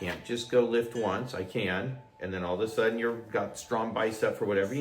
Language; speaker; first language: English; native; English